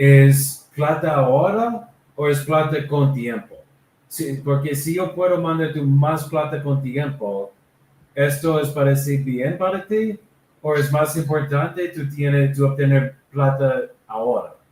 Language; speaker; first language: Spanish; non-native, learner; English